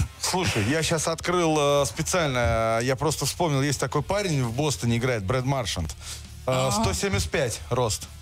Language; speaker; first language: Russian; native; Russian